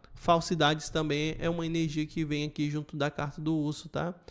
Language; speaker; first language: Portuguese; native; Portuguese